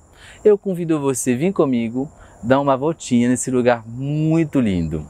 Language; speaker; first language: Portuguese; non-native, fluent; French